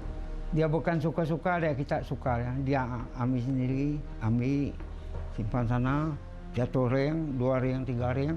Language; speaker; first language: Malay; non-native, local second language; Iban